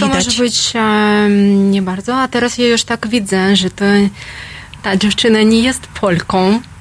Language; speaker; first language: Polish; non-native, learner; Russian